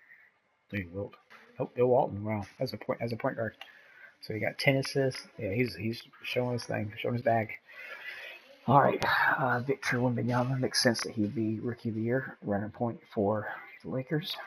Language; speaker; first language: English; native; English